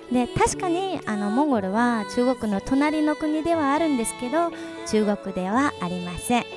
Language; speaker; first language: Japanese; early bilingual, other home language; Mongolian